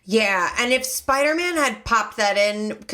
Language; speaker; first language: English; native; English